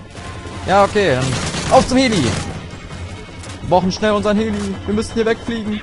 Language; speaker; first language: German; native; German